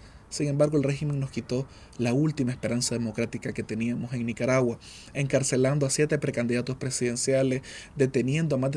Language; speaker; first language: Spanish; native; Spanish